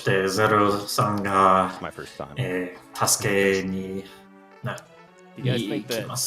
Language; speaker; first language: Japanese; non-native, learner; English